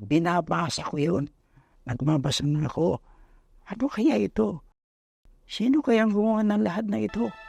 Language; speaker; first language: Filipino; non-native, local second language; Pangasinan